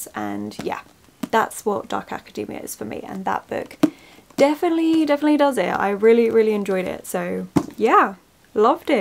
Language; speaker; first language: English; native; English